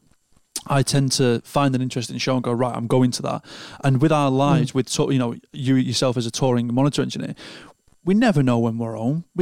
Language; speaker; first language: English; native; English